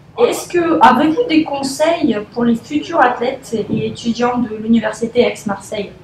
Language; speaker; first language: French; non-native, learner; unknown